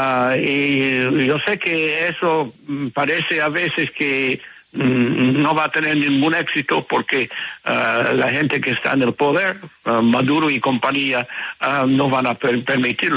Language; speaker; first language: Spanish; non-native, fluent; English